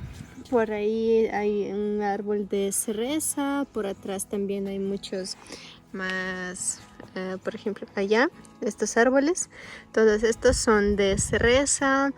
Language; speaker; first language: Spanish; non-native, local second language; Russian